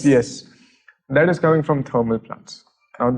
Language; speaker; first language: English; non-native, local second language; Gujarati